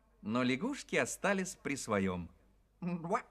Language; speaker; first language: Russian; native; Russian